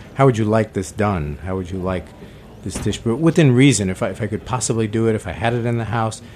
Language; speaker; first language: English; native; English